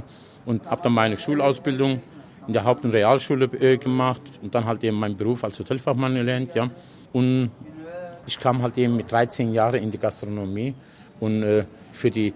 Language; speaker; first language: German; early bilingual, other home language; Turkish